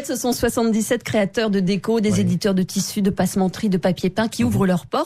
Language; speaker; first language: French; native; French